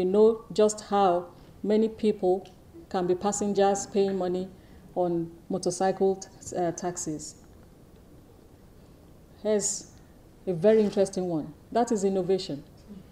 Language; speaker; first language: English; non-native, local second language; Yoruba